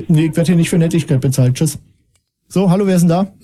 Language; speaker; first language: German; native; German